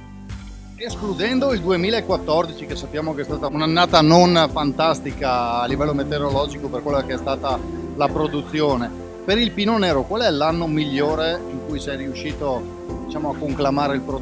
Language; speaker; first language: Italian; native; Italian